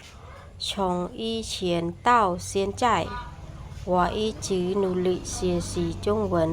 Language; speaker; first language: Chinese; non-native, learner; Khmer